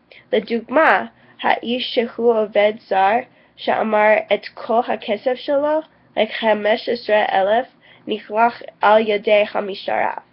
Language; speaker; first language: Hebrew; non-native, learner; English